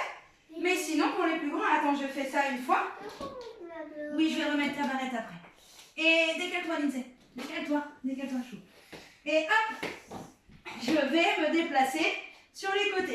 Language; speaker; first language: French; native; French